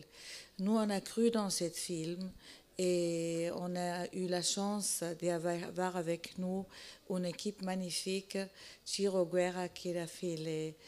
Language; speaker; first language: French; non-native, fluent; Italian